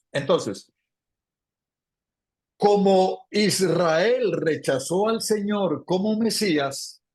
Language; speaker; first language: Spanish; native; Spanish